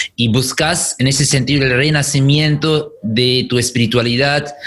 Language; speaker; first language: Spanish; non-native, fluent; German